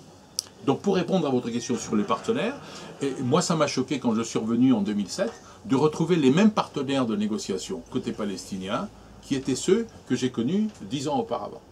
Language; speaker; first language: French; native; French